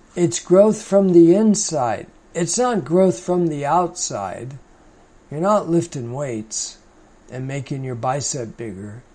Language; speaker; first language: English; native; English